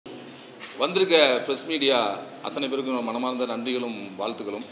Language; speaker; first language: Tamil; native; Tamil